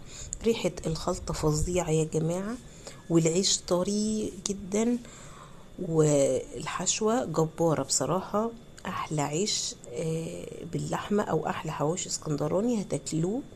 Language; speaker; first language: Arabic; native; Arabic